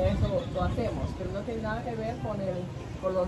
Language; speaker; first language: Spanish; non-native, learner; English